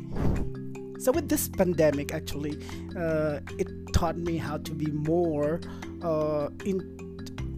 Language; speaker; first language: English; non-native, local second language; Filipino